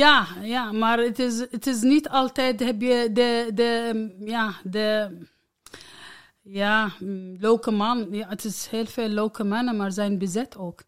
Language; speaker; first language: Dutch; non-native, learner; Arabic